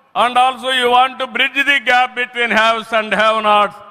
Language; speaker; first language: English; non-native, local second language; Telugu